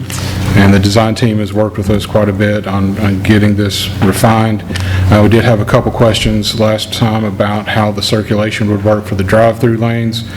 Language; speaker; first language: English; native; English